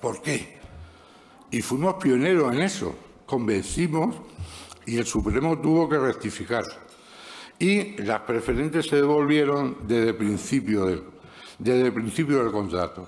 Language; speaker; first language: Spanish; native; Spanish